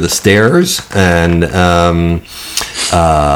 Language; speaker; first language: English; native; English